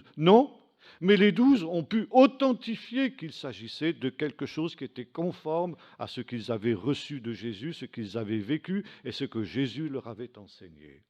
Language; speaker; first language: French; native; French